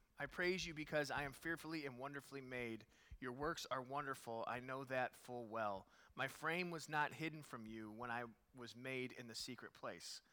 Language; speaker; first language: English; native; English